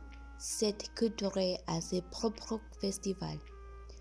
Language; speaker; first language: French; non-native, learner; Spanish